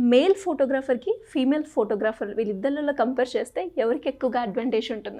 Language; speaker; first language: Telugu; native; Telugu